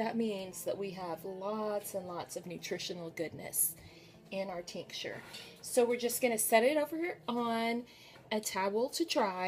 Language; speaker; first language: English; native; English